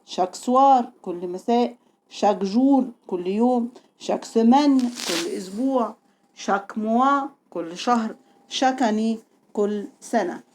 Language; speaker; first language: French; non-native, fluent; Arabic